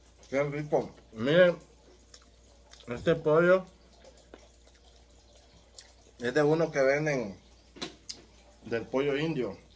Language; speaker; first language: Spanish; native; Spanish